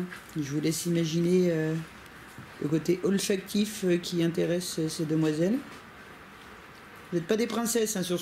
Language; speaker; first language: French; native; French